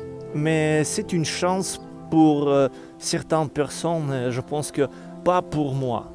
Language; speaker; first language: French; non-native, learner; Russian